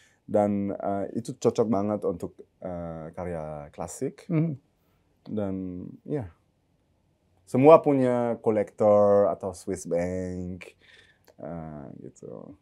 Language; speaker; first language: Indonesian; early bilingual, heritage; German